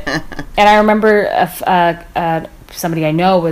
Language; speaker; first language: English; native; English